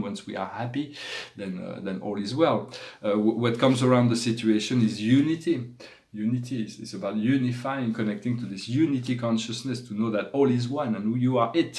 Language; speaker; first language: English; non-native, fluent; French